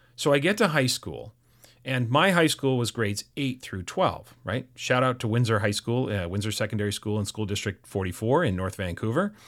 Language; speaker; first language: English; native; English